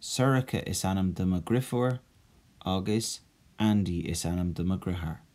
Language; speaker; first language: Irish; non-native, local second language; English